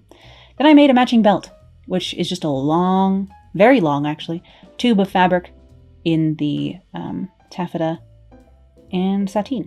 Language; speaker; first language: English; native; English